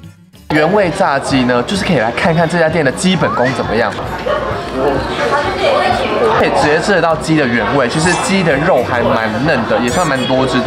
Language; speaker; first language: Chinese; native; Chinese